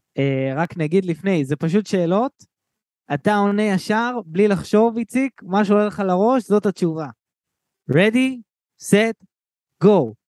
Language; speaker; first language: Hebrew; native; Hebrew